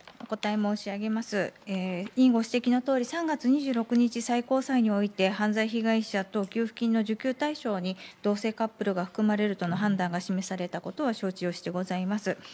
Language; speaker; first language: Japanese; native; Japanese